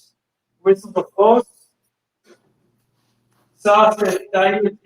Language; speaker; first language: French; non-native, learner; German